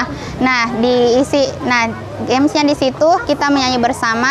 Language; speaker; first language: Indonesian; native; Indonesian